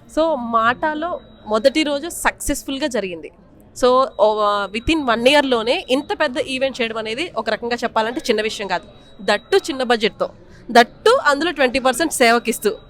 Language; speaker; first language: Telugu; native; Telugu